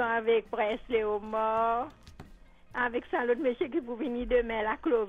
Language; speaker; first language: French; non-native, local second language; Morisyen